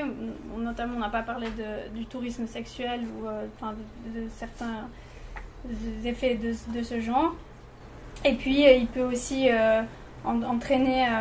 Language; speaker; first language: French; native; French